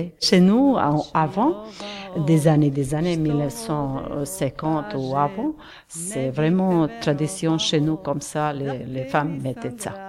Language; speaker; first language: French; non-native, learner; Serbian